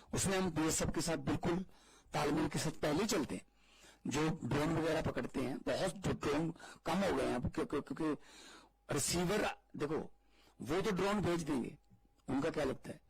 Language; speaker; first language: Hindi; non-native, local second language; Punjabi